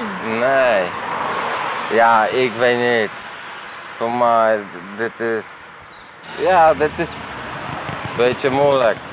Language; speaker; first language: Dutch; non-native, learner; Polish